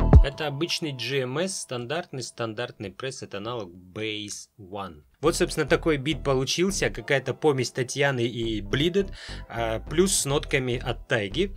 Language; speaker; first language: Russian; native; Russian